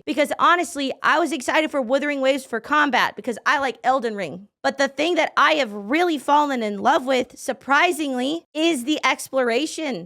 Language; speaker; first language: English; native; English